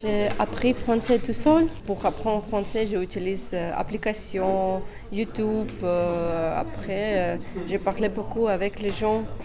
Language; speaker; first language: French; non-native, learner; Ukrainian